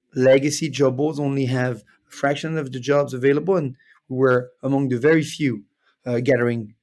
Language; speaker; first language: English; non-native, fluent; French